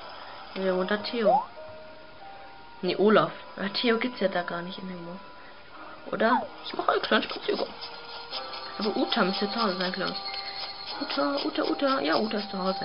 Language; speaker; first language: German; native; German